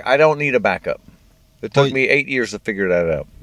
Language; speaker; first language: English; native; English